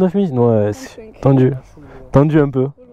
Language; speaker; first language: French; native; French